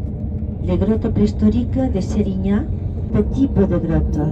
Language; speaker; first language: French; non-native, learner; Spanish